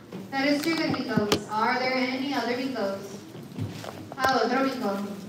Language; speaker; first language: English; native; English